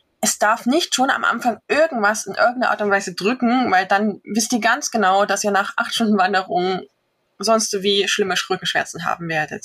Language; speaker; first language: German; native; German